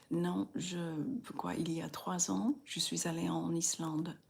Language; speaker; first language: French; non-native, fluent; English